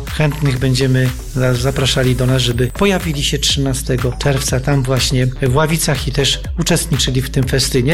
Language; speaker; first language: Polish; native; Polish